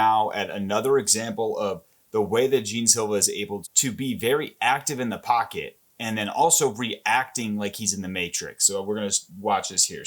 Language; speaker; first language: English; native; English